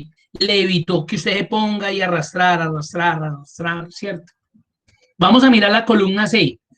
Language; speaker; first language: Spanish; native; Spanish